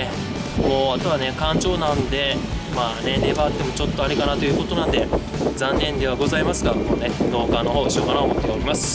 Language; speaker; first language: Japanese; native; Japanese